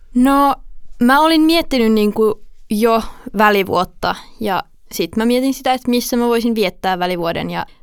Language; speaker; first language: Finnish; native; Finnish